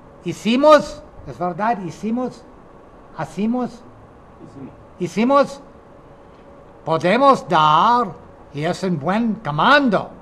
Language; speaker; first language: Spanish; non-native, fluent; English